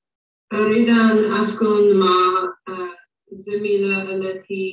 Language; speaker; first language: Arabic; non-native, learner; English